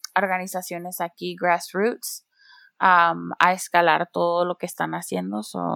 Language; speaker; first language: Spanish; early bilingual, heritage; Spanish